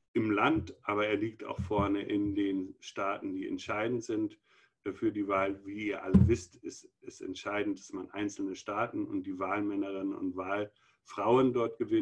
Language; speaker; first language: German; native; German